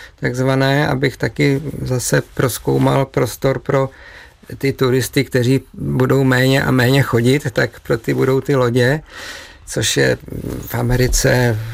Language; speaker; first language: Czech; native; Czech